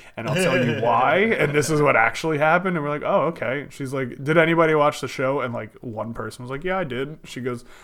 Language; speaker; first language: English; native; English